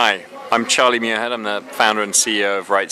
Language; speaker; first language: English; native; English